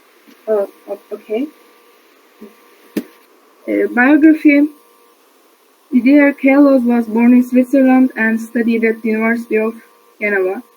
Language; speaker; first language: English; non-native, learner; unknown